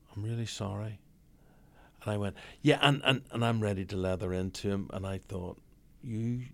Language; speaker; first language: English; native; English